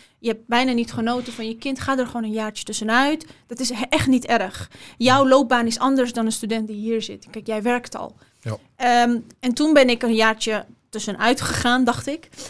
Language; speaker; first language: Dutch; early bilingual, other home language; Persian